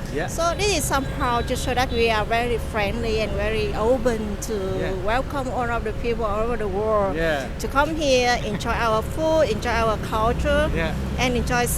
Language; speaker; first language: English; non-native, local second language; Vietnamese